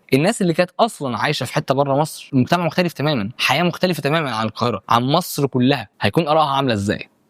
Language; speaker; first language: Arabic; native; Arabic